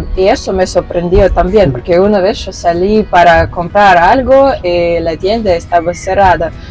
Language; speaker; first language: Spanish; non-native, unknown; Russian